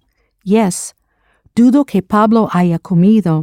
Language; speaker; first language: Spanish; non-native, fluent; English